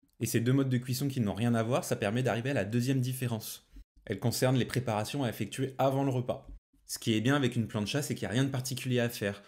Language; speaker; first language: French; native; French